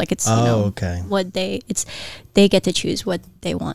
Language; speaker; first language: English; early bilingual, other home language; Filipino